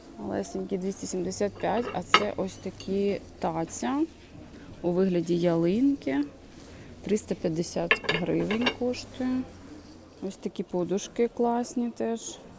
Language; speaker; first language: Ukrainian; native; Ukrainian